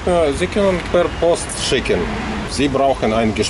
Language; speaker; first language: German; non-native, fluent; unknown